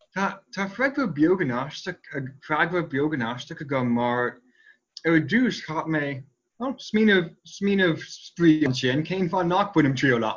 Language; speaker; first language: Irish; non-native, fluent; English